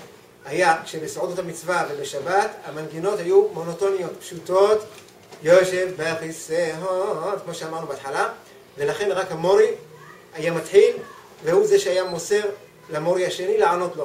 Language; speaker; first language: Hebrew; native; Hebrew